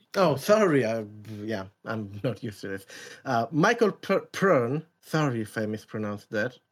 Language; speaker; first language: English; non-native, fluent; Italian